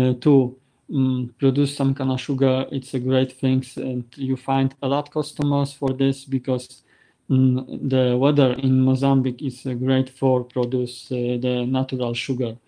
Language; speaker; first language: English; non-native, learner; Polish